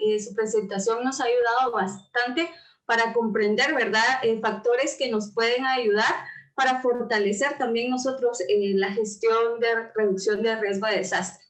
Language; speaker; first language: Spanish; native; Spanish